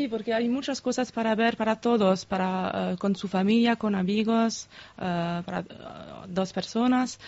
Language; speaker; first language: Spanish; non-native, fluent; French